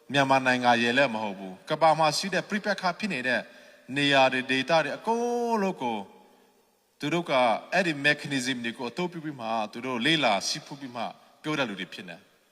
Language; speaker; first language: Burmese; non-native, local second language; Hakha Chin